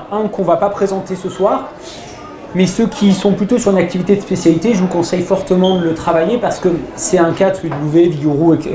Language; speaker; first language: French; native; French